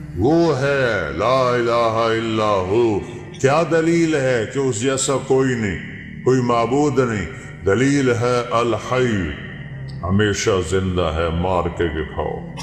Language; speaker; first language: Urdu; non-native, local second language; Punjabi